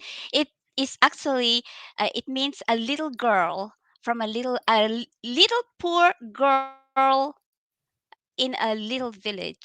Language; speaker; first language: English; non-native, local second language; Filipino